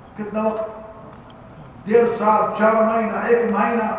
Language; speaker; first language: Urdu; non-native, learner; Arabic